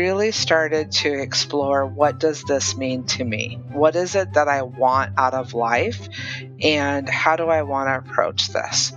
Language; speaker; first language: English; native; English